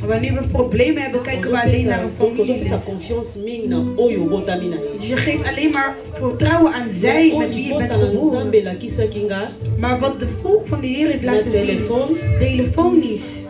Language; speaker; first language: Dutch; non-native, learner; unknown